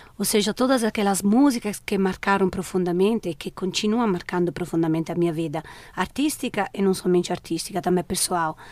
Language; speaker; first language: Portuguese; non-native, fluent; Italian